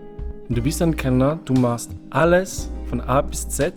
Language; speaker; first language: German; non-native, fluent; French